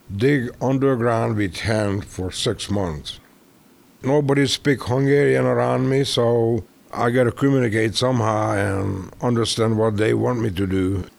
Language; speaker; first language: English; non-native, learner; Hungarian